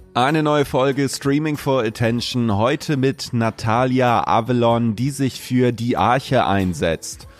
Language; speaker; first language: German; native; German